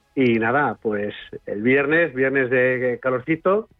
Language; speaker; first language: Spanish; native; Spanish